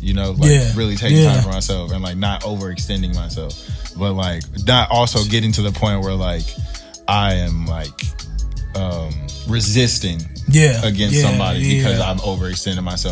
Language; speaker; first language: English; native; English